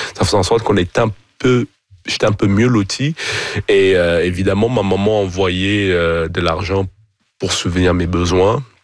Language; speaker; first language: French; early bilingual, other home language; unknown